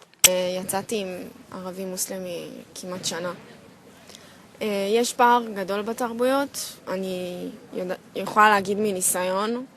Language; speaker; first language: Hebrew; native; Hebrew